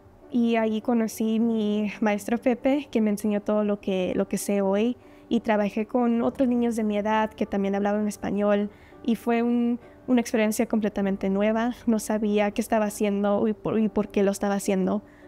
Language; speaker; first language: Spanish; early bilingual, heritage; Spanish